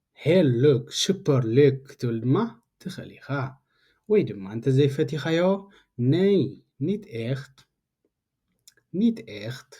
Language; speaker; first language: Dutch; non-native, learner; Tigrinya